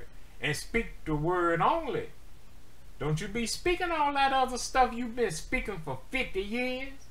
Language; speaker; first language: English; native; English